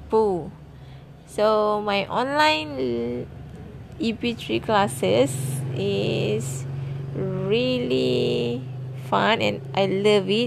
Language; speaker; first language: English; non-native, learner; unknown